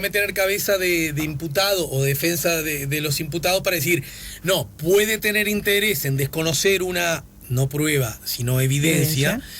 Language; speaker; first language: Spanish; native; Spanish